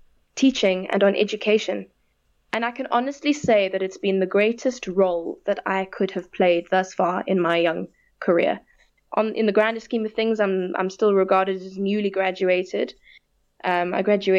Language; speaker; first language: English; native; English